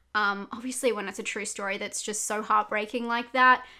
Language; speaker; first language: English; native; English